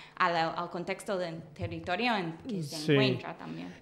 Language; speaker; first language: Spanish; non-native, fluent; English